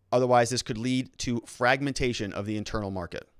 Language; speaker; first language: English; native; English